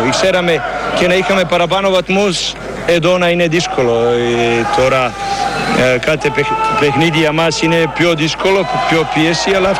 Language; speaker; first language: Greek; non-native, learner; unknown